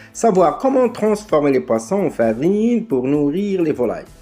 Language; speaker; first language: French; non-native, local second language; Arabic